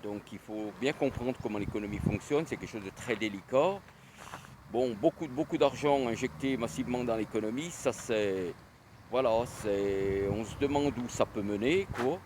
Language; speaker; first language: French; native; French